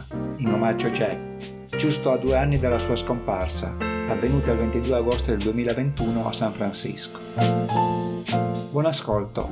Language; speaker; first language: Italian; native; Italian